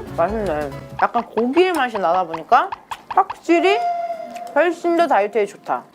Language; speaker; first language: Korean; native; Korean